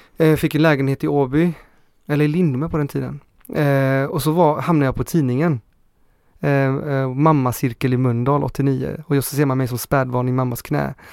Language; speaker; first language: Swedish; early bilingual, other home language; Spanish